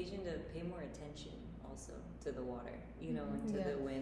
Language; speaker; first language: English; native; English